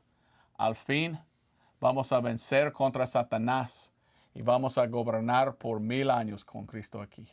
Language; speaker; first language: Spanish; non-native, fluent; English